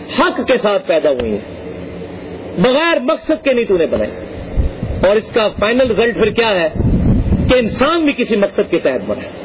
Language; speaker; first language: Urdu; non-native, local second language; Punjabi